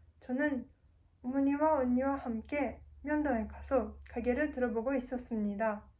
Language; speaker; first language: Korean; non-native, learner; Japanese